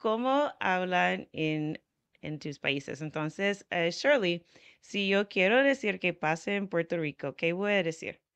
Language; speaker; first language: Spanish; non-native, fluent; English